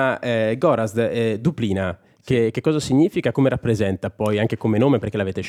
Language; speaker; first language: Italian; native; Italian